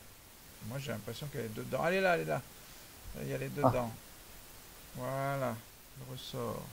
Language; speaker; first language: French; native; French